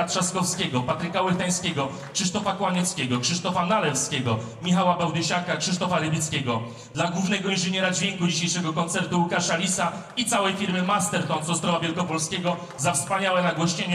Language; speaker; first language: Polish; native; Polish